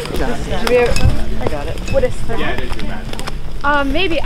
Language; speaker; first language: English; native; English